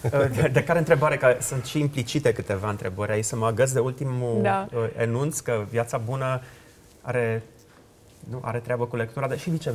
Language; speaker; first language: Romanian; native; Romanian